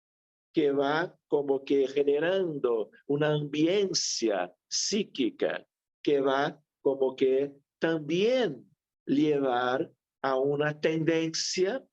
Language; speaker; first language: Spanish; non-native, fluent; Portuguese